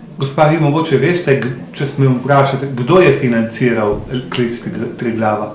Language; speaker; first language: Slovenian; native; Slovenian